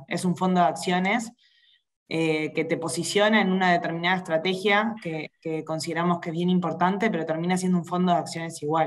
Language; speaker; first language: Spanish; native; Spanish